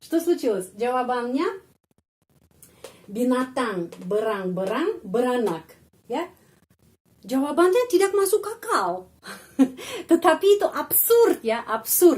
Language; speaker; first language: Indonesian; non-native, fluent; Russian